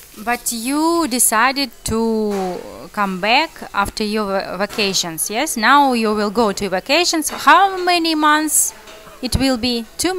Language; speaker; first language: English; non-native, learner; Russian